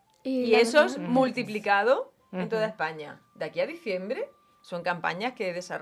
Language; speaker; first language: Spanish; native; Spanish